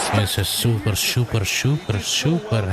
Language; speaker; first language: English; non-native, learner; Indonesian